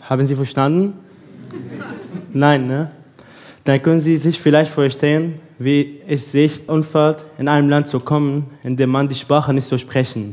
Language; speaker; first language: German; non-native, learner; Arabic